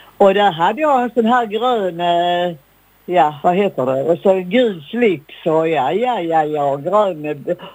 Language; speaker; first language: Swedish; native; Swedish